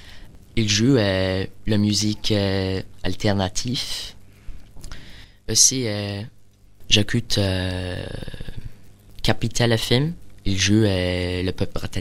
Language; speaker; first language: French; non-native, learner; English